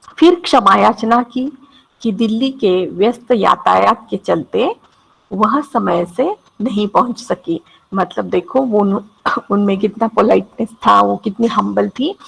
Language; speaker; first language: Hindi; non-native, local second language; Marathi